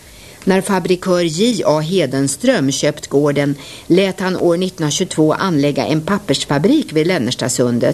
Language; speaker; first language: Swedish; native; Swedish